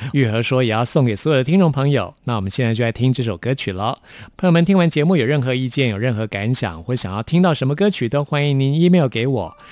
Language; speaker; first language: Chinese; native; Chinese